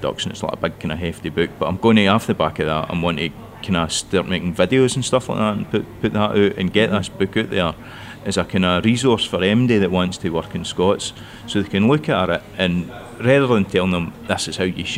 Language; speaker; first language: English; non-native, local second language; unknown